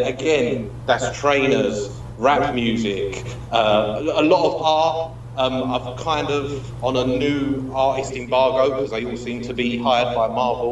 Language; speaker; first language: English; native; English